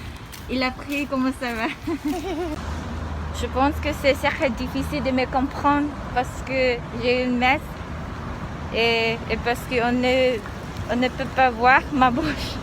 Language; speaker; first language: French; non-native, learner; English